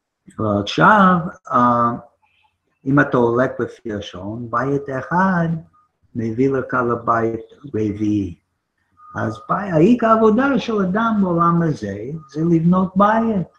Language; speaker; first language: Hebrew; non-native, fluent; English